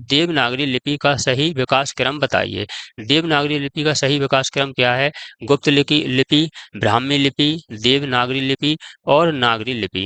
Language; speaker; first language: Hindi; native; Hindi